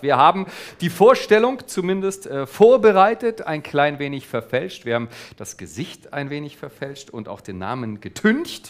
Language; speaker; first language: German; native; German